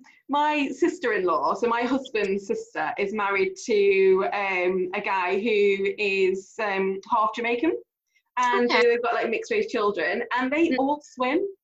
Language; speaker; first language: English; native; English